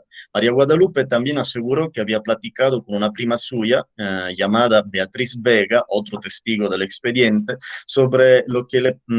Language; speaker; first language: Spanish; native; Spanish